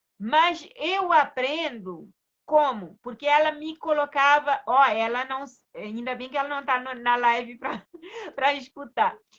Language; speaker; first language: Portuguese; non-native, fluent; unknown